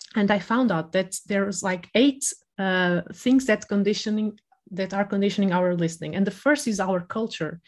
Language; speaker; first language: English; non-native, fluent; Spanish